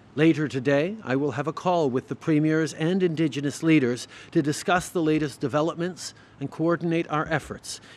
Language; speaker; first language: English; native; English